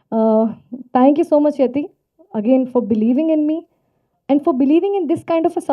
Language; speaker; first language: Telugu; non-native, fluent; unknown